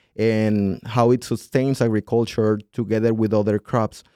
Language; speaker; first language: English; non-native, fluent; Spanish